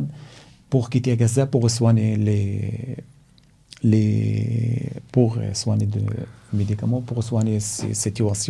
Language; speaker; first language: French; non-native, learner; Arabic